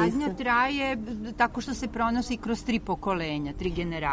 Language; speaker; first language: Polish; non-native, learner; Serbian